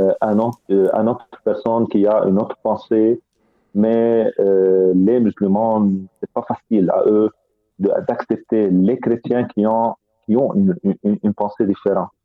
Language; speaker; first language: French; non-native, fluent; Arabic